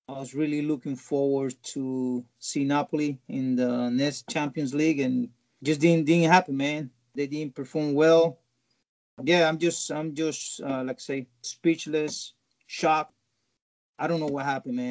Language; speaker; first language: English; non-native, fluent; Spanish